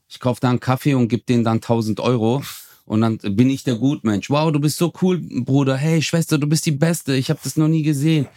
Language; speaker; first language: German; early bilingual, other home language; Turkish